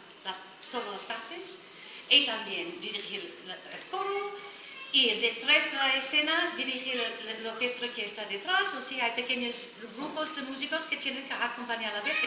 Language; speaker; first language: Spanish; non-native, learner; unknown